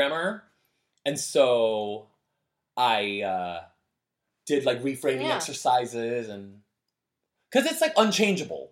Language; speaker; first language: English; early bilingual, other home language; Korean